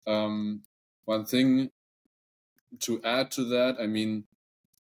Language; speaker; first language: English; non-native, fluent; German